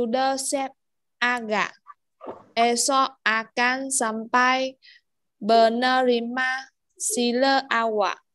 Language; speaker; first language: Indonesian; non-native, learner; Vietnamese